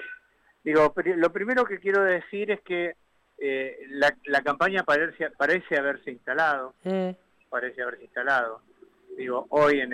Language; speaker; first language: Spanish; native; Spanish